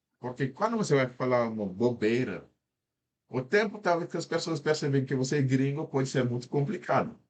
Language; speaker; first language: Portuguese; non-native, fluent; Wolof